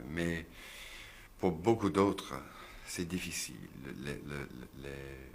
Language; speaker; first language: French; non-native, learner; English